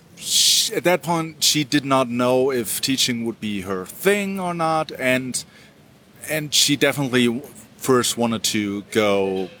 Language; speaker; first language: English; non-native, fluent; German